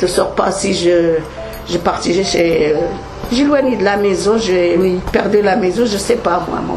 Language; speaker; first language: French; non-native, learner; Arabic